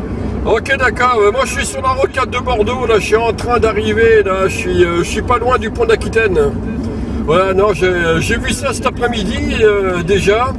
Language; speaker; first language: French; native; French